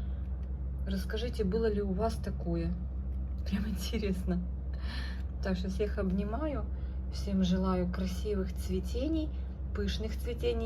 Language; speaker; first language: Russian; native; Russian